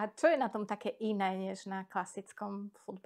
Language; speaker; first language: Slovak; native; Slovak